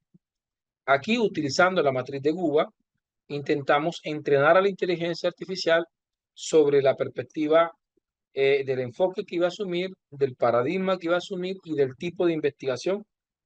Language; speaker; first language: Spanish; native; Spanish